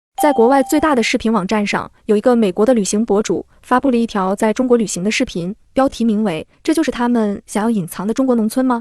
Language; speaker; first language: Chinese; native; Chinese